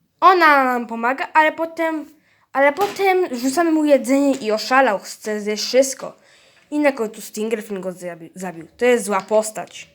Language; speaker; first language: Polish; early bilingual, heritage; Polish